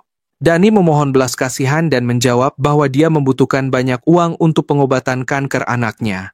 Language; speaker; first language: Indonesian; native; Indonesian